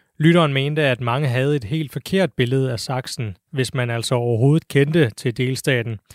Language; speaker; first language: Danish; native; Danish